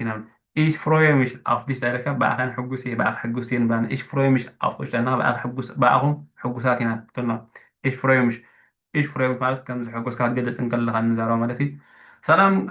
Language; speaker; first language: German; non-native, fluent; Tigrinya